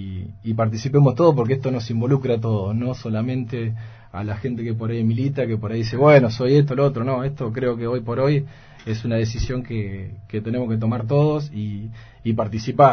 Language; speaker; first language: Spanish; native; Spanish